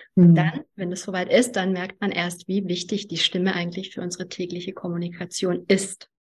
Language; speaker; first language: German; early bilingual, other home language; Hungarian